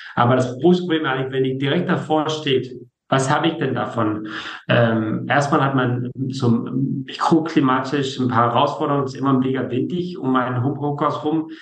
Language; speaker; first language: German; non-native, fluent; Danish